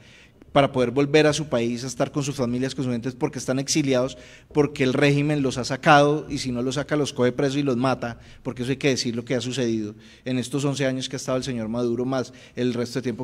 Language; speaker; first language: Spanish; native; Spanish